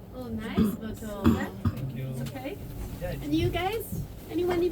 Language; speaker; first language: English; non-native, learner; Chinese